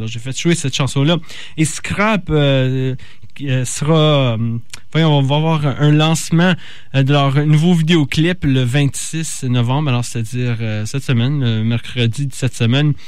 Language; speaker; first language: French; native; French